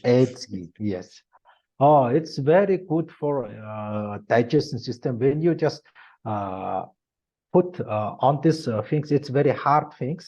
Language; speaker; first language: English; non-native, learner; Mongolian